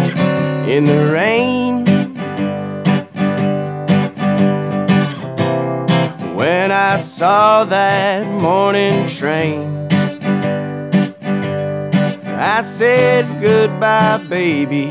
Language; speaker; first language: English; native; English